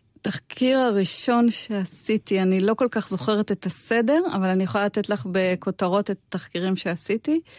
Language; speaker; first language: Hebrew; native; Hebrew